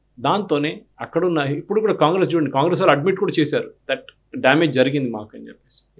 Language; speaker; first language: Telugu; non-native, fluent; Malayalam